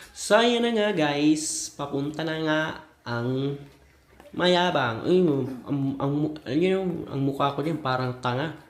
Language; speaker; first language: Filipino; non-native, local second language; Bikol